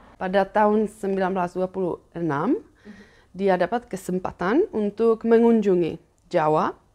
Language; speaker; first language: Indonesian; non-native, fluent; Czech